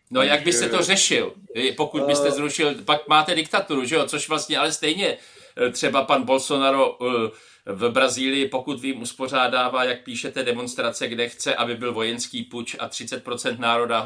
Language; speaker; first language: Czech; native; Czech